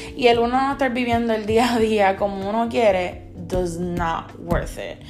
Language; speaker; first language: Spanish; early bilingual, heritage; Spanish